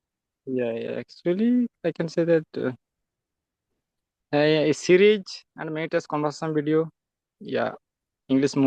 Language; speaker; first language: English; non-native, learner; Santali